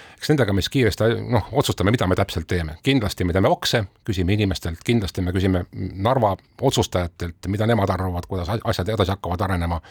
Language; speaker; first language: Estonian; non-native, local second language; Russian